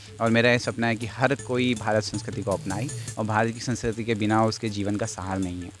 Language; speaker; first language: Hindi; non-native, fluent; English